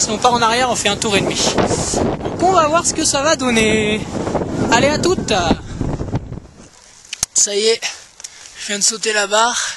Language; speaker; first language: French; native; French